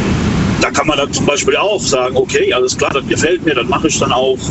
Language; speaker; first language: German; native; German